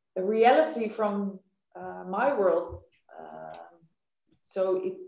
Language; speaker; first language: English; non-native, fluent; Dutch